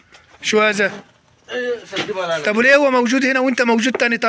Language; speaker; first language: Arabic; native; Arabic